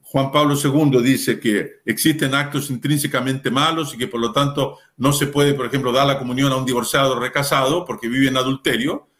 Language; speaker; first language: Spanish; native; Spanish